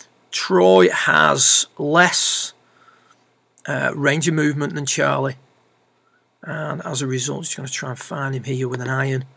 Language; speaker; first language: English; native; English